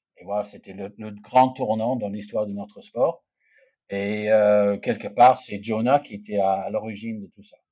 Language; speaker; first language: French; non-native, fluent; English